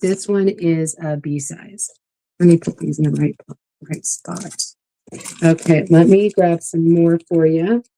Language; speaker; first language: English; native; English